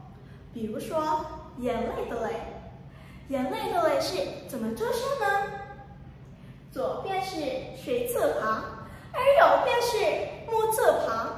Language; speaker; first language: Chinese; non-native, learner; Indonesian